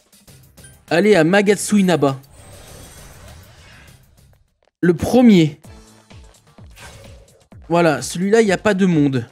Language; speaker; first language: French; native; French